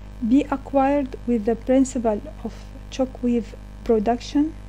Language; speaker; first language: English; non-native, fluent; Arabic